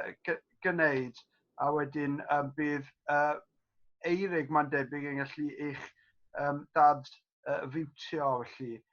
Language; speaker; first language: Welsh; native; Welsh